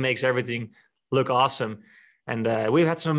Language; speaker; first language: English; non-native, fluent; Dutch